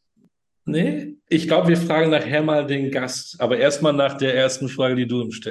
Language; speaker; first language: German; native; German